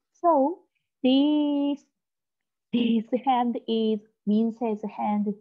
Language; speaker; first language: English; non-native, learner; Korean